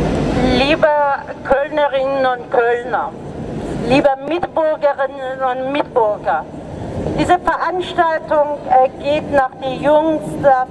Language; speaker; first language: German; non-native, fluent; Persian